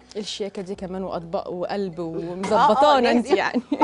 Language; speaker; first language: Arabic; native; Arabic